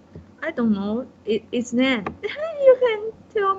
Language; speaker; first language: English; non-native, learner; Chinese